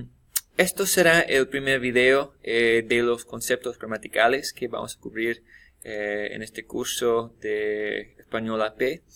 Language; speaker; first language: Spanish; non-native, fluent; English